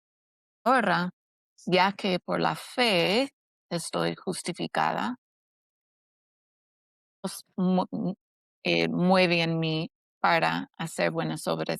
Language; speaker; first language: Spanish; non-native, fluent; English